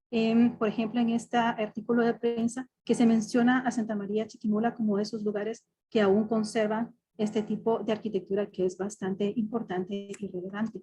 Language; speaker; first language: Spanish; native; Spanish